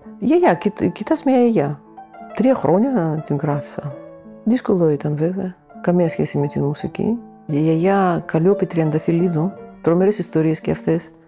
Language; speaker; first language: Greek; non-native, fluent; Russian